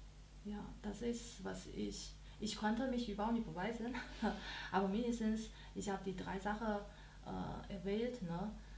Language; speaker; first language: German; non-native, learner; Chinese